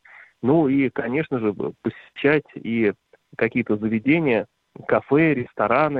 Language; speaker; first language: Russian; native; Russian